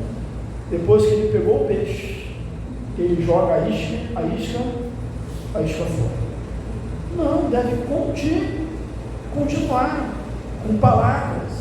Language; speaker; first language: Portuguese; native; Portuguese